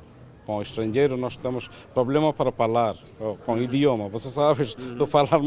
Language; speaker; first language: Portuguese; non-native, learner; Bangla